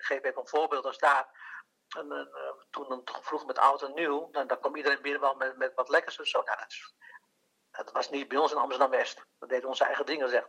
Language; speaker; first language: Dutch; early bilingual, other home language; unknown